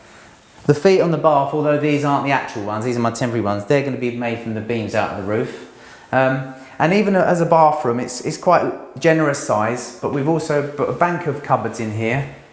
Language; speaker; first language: English; native; English